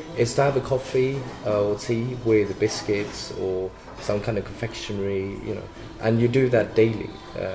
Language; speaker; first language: English; non-native, fluent; Swedish